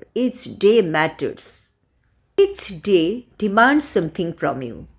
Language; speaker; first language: English; non-native, local second language; Bangla